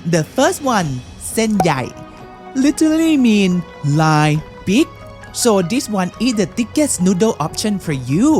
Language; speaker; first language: English; non-native, fluent; Thai